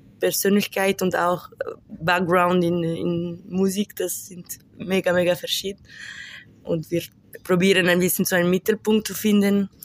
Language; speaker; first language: German; non-native, local second language; Italian